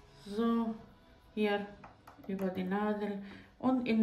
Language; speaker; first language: German; non-native, fluent; Croatian